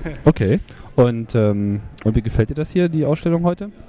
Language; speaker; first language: German; native; German